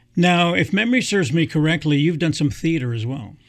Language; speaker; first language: English; native; English